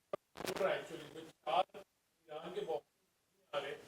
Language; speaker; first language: Hindi; native; Hindi